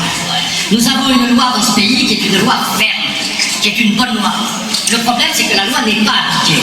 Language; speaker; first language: French; native; French